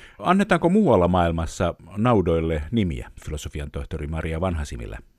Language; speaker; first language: Finnish; native; Finnish